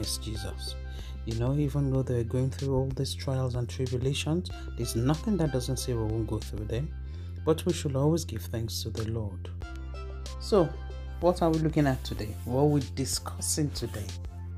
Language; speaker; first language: English; non-native, local second language; Yoruba